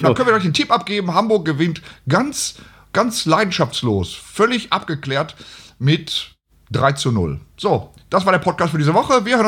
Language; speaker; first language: German; native; German